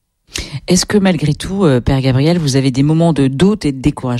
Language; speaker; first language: French; native; French